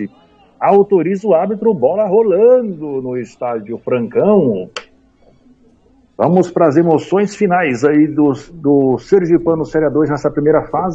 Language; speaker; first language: Portuguese; native; Portuguese